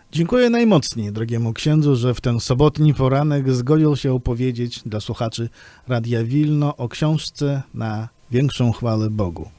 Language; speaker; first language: Polish; native; Polish